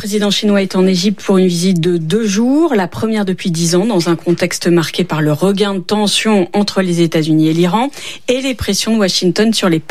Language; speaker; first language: French; native; French